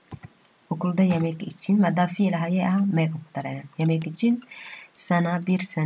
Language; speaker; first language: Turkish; non-native, fluent; Somali